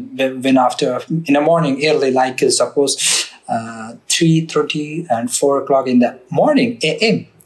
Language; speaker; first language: English; non-native, learner; Persian